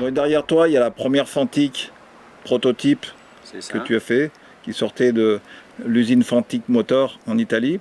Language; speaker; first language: French; native; French